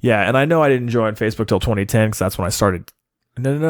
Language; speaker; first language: English; native; English